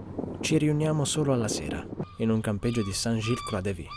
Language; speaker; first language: Italian; native; Italian